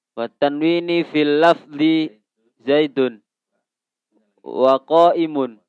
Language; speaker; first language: Arabic; non-native, learner; Indonesian